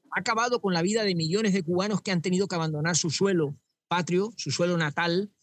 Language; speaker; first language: Spanish; native; Spanish